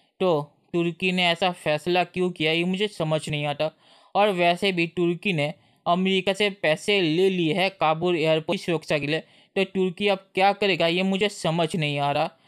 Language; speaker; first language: Hindi; native; Hindi